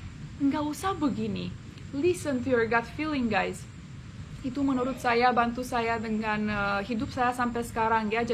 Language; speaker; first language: Indonesian; non-native, fluent; Romanian